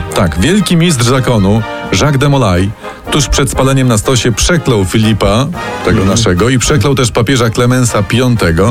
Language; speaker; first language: Polish; native; Polish